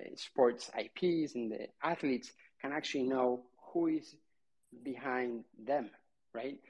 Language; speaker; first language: English; non-native, fluent; Spanish